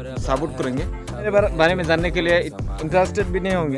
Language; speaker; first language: Hindi; non-native, local second language; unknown